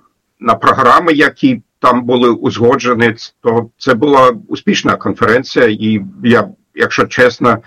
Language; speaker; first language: Ukrainian; non-native, fluent; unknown